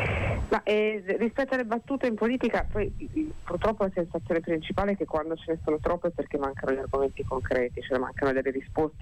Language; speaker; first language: Italian; native; Italian